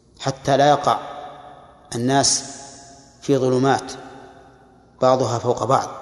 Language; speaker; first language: Arabic; native; Arabic